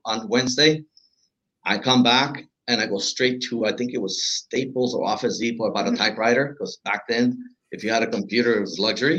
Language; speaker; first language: English; non-native, fluent; Spanish